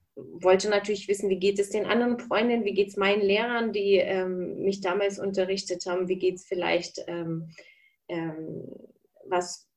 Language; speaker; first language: German; early bilingual, other home language; Russian